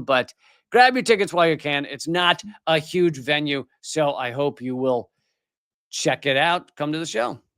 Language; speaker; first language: English; native; English